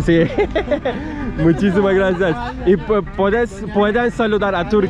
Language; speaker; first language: Spanish; non-native, learner; Turkish